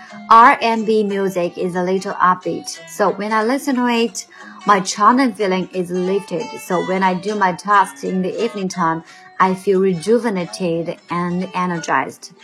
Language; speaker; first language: English; non-native, fluent; Chinese